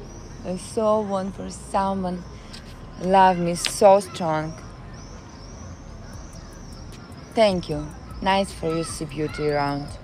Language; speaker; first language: English; non-native, learner; Russian